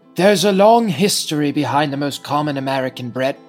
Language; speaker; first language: English; native; English